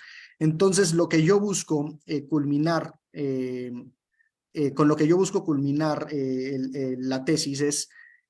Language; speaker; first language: Spanish; native; Spanish